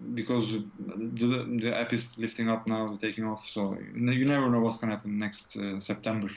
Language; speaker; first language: English; non-native, fluent; Turkish